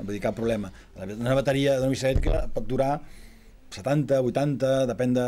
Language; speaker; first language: Catalan; native; Catalan